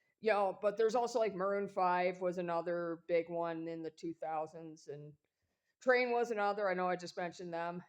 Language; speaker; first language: English; native; English